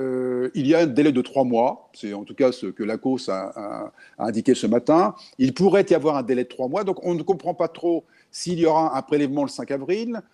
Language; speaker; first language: French; native; French